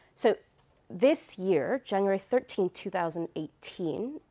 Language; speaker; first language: English; native; English